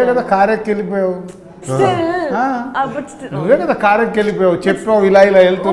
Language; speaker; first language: Telugu; native; Telugu